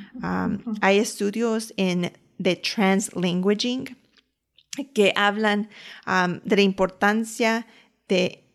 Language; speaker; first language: Spanish; early bilingual, heritage; Spanish